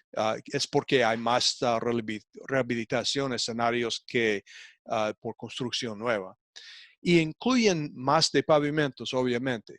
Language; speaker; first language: Spanish; non-native, fluent; English